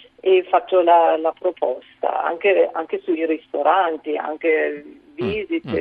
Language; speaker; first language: Italian; non-native, fluent; German